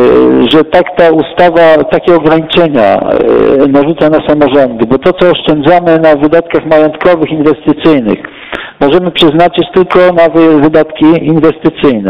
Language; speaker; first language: Polish; native; Polish